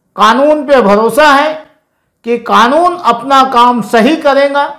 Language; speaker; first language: Hindi; non-native, local second language; Urdu